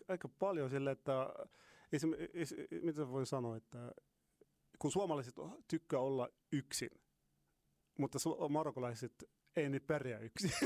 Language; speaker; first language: Finnish; non-native, fluent; Arabic